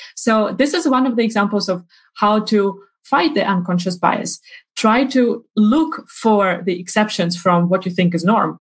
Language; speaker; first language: English; non-native, fluent; Ukrainian